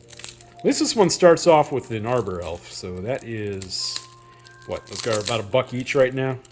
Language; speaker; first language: English; native; English